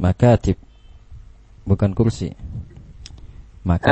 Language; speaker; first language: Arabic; non-native, fluent; Indonesian